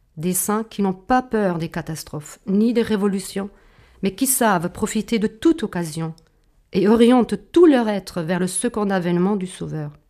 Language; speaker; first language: French; non-native, fluent; German